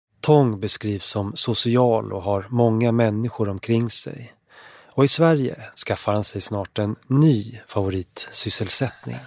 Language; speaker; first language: Swedish; native; Swedish